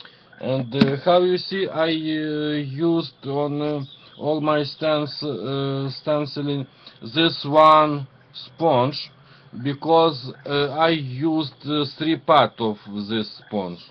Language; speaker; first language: English; non-native, learner; Ukrainian